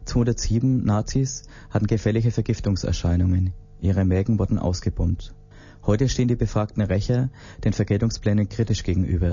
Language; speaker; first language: German; native; German